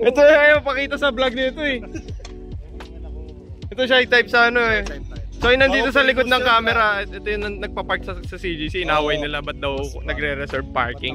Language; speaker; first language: Filipino; native; Filipino